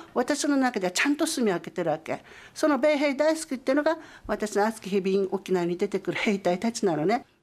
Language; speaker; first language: Japanese; native; Japanese